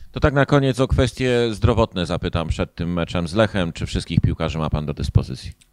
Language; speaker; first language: Polish; native; Polish